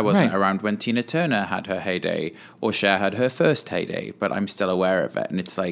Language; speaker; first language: English; native; English